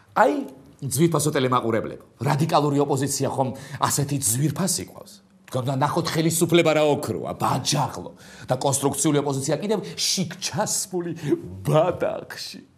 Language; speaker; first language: Georgian; native; Georgian